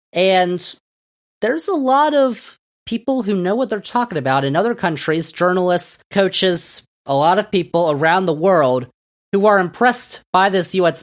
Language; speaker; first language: English; native; English